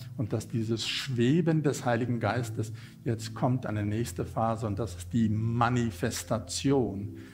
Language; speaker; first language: German; non-native, fluent; Afrikaans